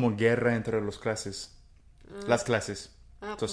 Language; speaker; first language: Spanish; non-native, fluent; English